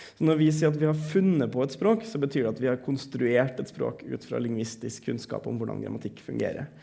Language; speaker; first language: Norwegian; native; Norwegian